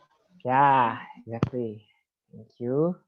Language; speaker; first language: English; non-native, fluent; Indonesian